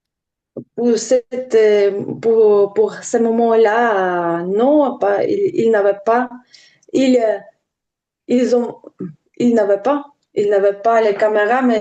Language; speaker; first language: French; non-native, learner; Ukrainian